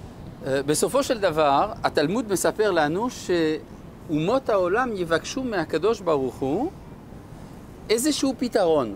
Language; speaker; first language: Hebrew; non-native, fluent; French